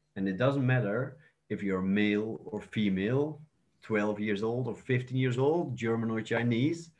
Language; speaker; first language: English; non-native, fluent; Dutch